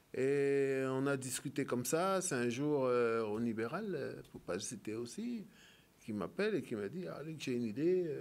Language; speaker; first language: French; native; French